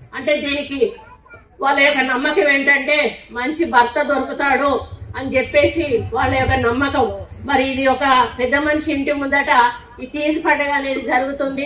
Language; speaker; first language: Telugu; native; Telugu